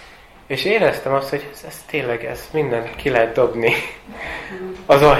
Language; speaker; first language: Hungarian; non-native, fluent; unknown